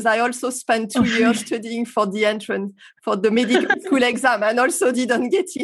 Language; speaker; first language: English; non-native, fluent; French